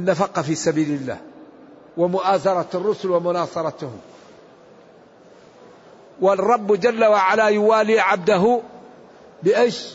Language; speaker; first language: Arabic; native; Arabic